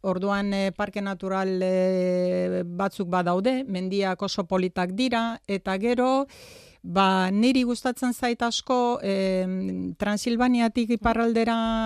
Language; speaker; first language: Basque; non-native, fluent; Romanian